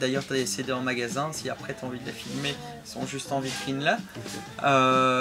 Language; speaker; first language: French; native; French